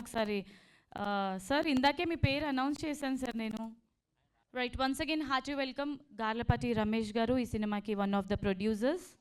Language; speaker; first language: Telugu; native; Telugu